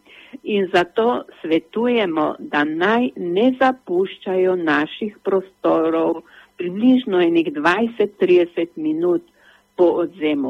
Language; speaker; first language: Slovenian; native; Slovenian